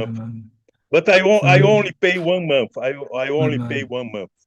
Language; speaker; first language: English; non-native, learner; Portuguese